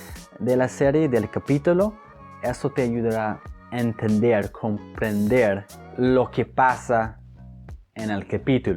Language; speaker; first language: Spanish; non-native, fluent; English